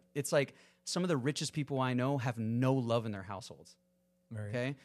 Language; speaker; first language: English; early bilingual, other home language; Spanish